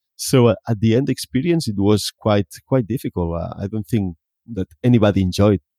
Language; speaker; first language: English; non-native, fluent; Spanish